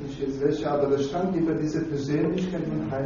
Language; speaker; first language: German; non-native, learner; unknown